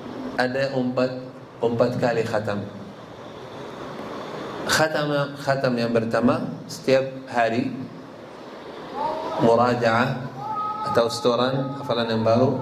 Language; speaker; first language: Indonesian; non-native, learner; Arabic